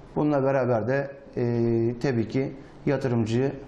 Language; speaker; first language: Turkish; native; Turkish